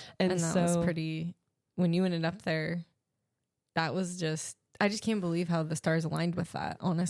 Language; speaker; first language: English; native; English